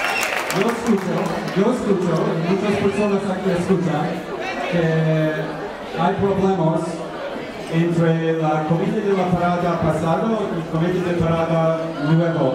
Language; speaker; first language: Spanish; non-native, learner; English